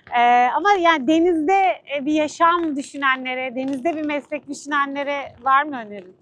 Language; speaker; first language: Turkish; native; Turkish